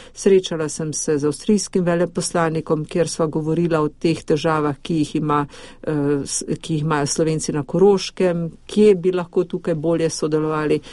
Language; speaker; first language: Slovenian; native; Slovenian